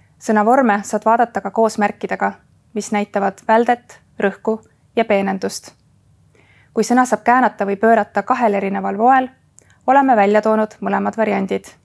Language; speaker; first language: Estonian; native; Estonian